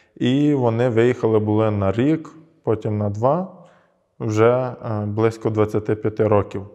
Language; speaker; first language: Ukrainian; early bilingual, heritage; Ukrainian